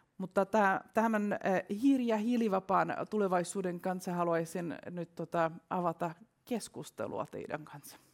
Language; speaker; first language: Finnish; non-native, fluent; Russian